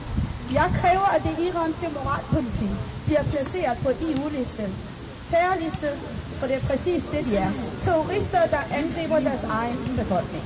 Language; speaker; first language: Danish; non-native, fluent; Persian